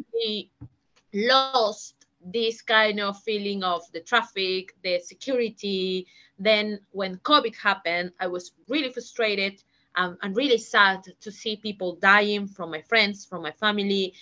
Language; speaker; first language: English; non-native, fluent; Spanish